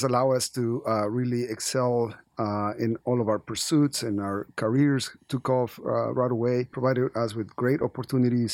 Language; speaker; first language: English; non-native, fluent; Spanish